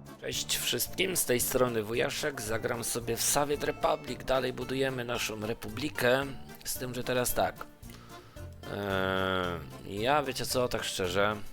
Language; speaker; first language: Polish; native; Polish